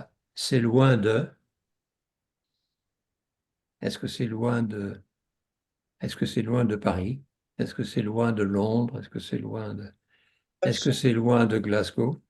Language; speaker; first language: French; non-native, fluent; English